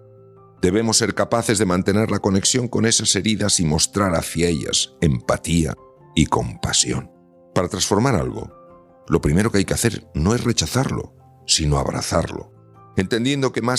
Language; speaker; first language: Spanish; native; Spanish